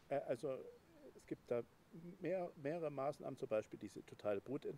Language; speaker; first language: German; native; German